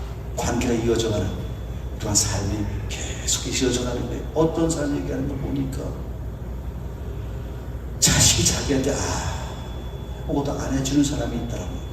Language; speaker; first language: Korean; native; Korean